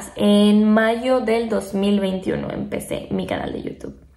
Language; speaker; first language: Spanish; native; Spanish